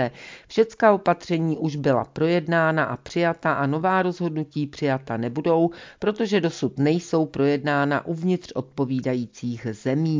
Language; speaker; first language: Czech; native; Czech